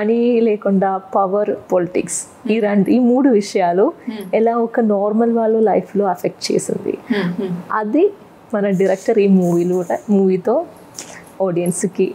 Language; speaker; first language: Telugu; non-native, fluent; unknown